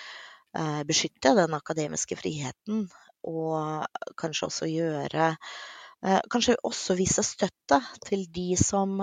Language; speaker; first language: Norwegian; non-native, fluent; Russian